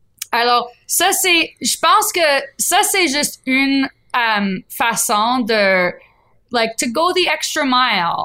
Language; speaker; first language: French; non-native, fluent; English